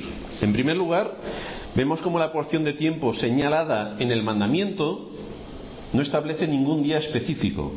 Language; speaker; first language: Spanish; native; Spanish